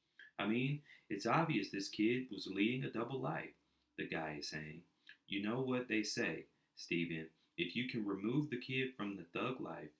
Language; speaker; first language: English; native; English